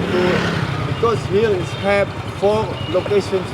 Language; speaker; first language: English; non-native, learner; Indonesian